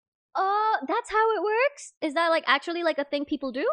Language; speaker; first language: English; non-native, fluent; Indonesian